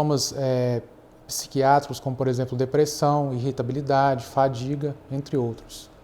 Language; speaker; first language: Portuguese; native; Portuguese